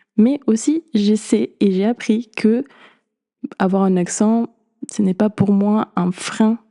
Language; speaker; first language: French; non-native, fluent; Spanish